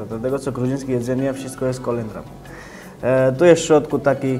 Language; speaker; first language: Polish; non-native, learner; Georgian